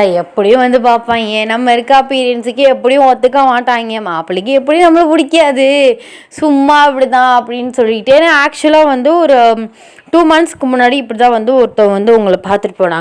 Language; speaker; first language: Tamil; native; Tamil